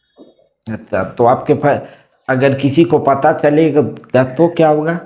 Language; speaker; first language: Hindi; native; Hindi